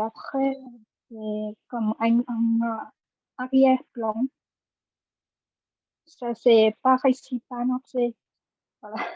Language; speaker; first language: French; non-native, learner; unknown